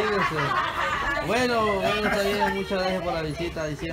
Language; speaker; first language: Spanish; native; Spanish